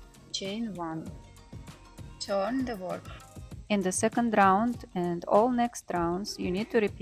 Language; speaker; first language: English; non-native, fluent; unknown